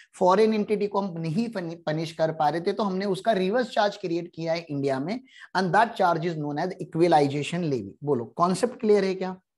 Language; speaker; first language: Hindi; non-native, local second language; Marathi